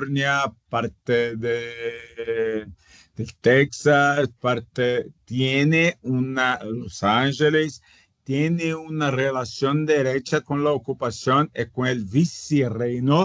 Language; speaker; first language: Spanish; non-native, fluent; Portuguese